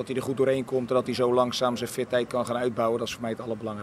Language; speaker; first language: Dutch; native; Dutch